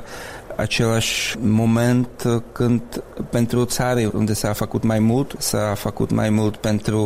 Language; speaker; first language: Romanian; non-native, learner; Czech